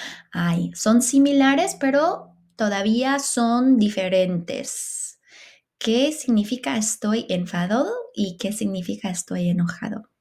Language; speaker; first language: Spanish; non-native, fluent; English